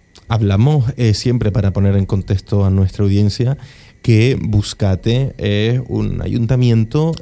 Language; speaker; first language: Spanish; native; Spanish